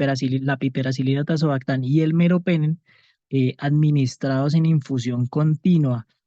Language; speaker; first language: Spanish; native; Spanish